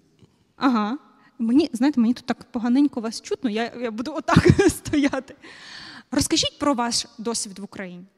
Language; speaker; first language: Ukrainian; native; Ukrainian